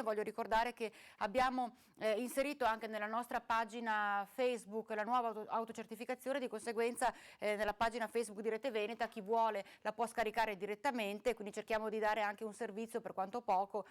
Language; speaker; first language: Italian; native; Italian